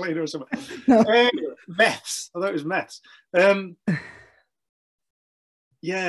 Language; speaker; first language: English; native; English